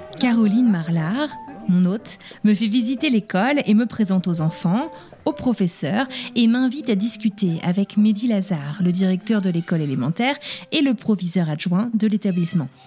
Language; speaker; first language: French; native; French